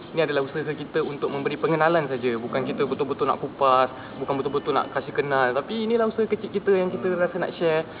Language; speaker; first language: Malay; native; Malay